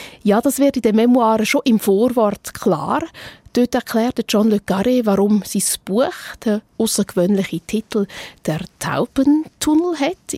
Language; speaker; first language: German; native; German